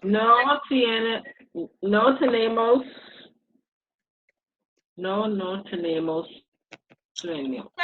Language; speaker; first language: Spanish; non-native, learner; English